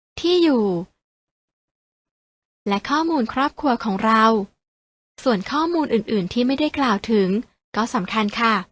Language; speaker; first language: Thai; native; Thai